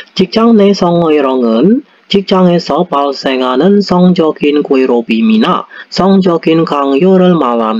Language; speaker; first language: Korean; non-native, learner; Indonesian